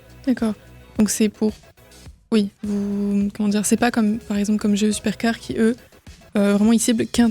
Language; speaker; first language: French; native; French